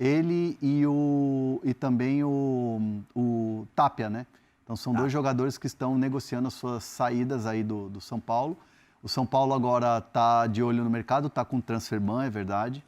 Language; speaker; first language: Portuguese; native; Portuguese